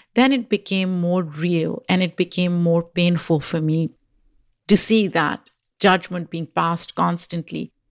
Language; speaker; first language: English; non-native, local second language; Urdu